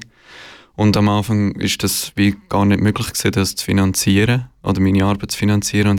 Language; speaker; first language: German; native; German